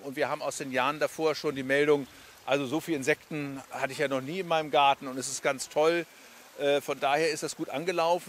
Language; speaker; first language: German; native; German